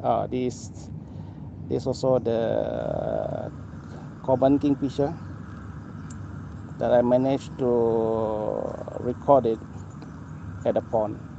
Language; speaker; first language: English; non-native, local second language; Malay